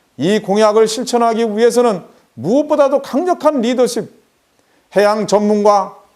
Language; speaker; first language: Korean; native; Korean